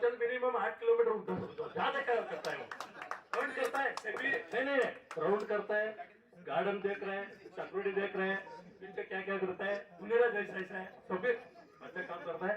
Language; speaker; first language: Hindi; non-native, local second language; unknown